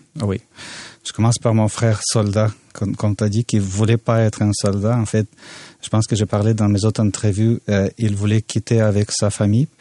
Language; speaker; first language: French; non-native, fluent; Russian